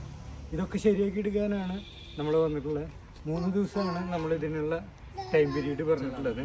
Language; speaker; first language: Malayalam; native; Malayalam